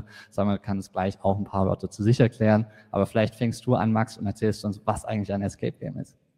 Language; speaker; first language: German; native; German